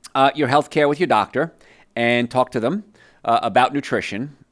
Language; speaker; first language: English; early bilingual, other home language; Italian